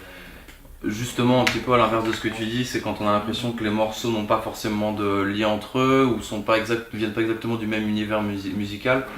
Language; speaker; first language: French; native; French